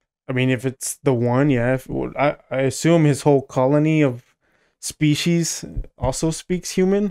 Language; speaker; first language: English; native; English